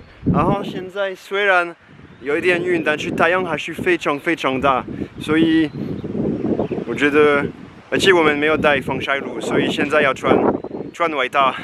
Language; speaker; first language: Chinese; non-native, fluent; French